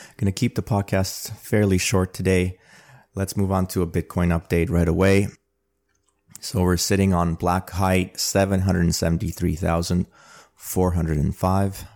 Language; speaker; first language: English; early bilingual, other home language; Armenian